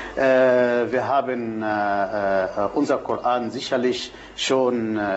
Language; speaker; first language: German; non-native, fluent; Arabic